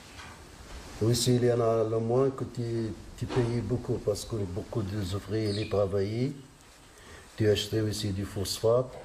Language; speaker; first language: French; non-native, learner; Arabic